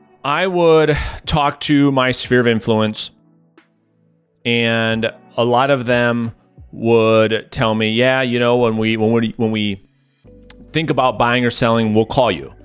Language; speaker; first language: English; native; English